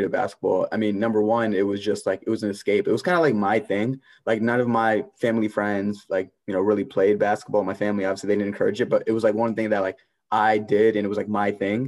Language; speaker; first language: English; native; English